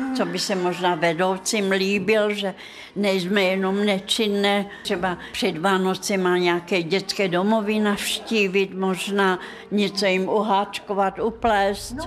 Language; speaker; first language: Czech; non-native, fluent; Russian